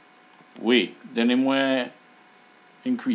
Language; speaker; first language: French; non-native, learner; English